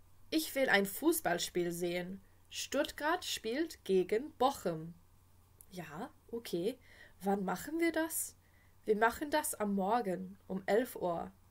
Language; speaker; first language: German; non-native, fluent; English